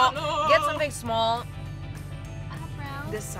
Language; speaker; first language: English; non-native, fluent; Danish